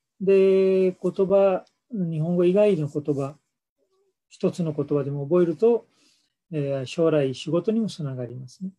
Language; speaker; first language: Japanese; non-native, fluent; Urdu